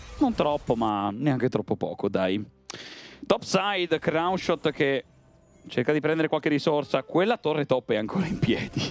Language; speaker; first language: Italian; native; Italian